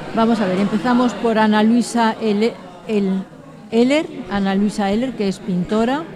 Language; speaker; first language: Spanish; non-native, fluent; German